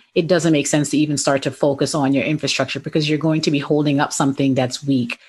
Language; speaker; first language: English; native; English